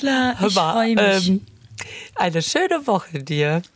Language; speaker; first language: German; native; German